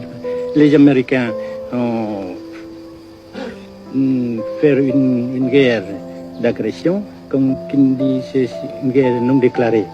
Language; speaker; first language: French; non-native, local second language; Vietnamese